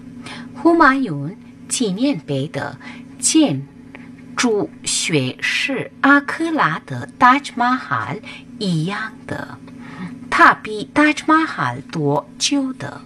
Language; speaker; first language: Chinese; non-native, local second language; Urdu